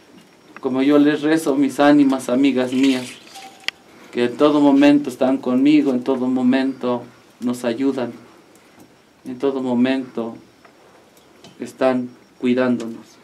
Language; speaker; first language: Spanish; native; Spanish